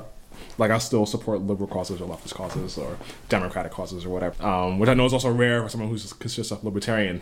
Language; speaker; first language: English; native; English